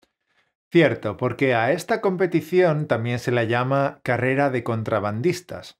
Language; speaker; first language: Spanish; native; Spanish